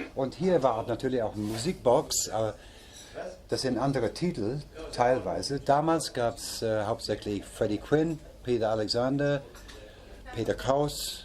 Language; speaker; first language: German; non-native, fluent; English